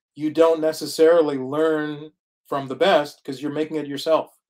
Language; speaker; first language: English; native; English